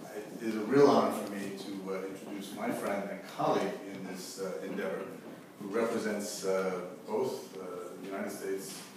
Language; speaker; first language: English; native; English